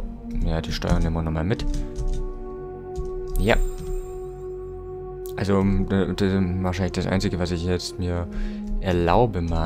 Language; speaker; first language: German; native; German